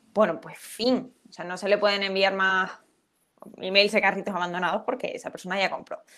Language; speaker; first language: Spanish; native; Spanish